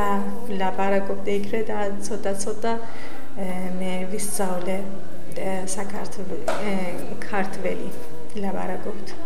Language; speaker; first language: Georgian; non-native, learner; Persian